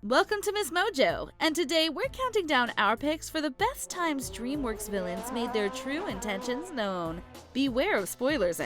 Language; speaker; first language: English; native; English